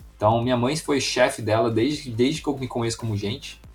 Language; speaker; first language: Portuguese; native; Portuguese